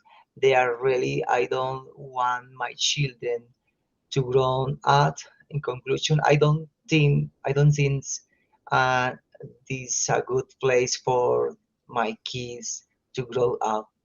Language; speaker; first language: English; non-native, learner; Spanish